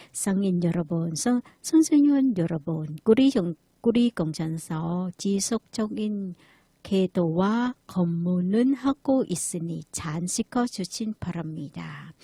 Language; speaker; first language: Korean; non-native, learner; Thai